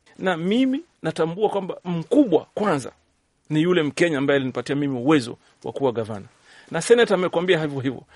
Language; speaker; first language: Swahili; native; Swahili